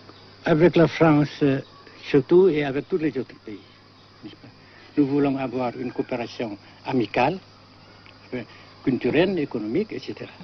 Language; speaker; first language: French; non-native, local second language; Vietnamese